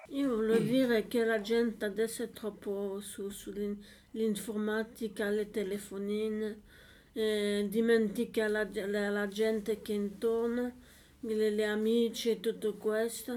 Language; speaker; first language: Italian; non-native, learner; French